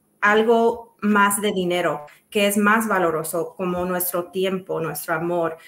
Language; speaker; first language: Spanish; early bilingual, other home language; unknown